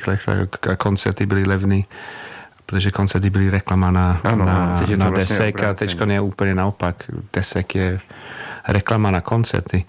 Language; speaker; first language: Czech; non-native, fluent; English